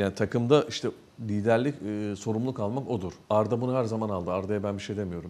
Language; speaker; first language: Turkish; native; Turkish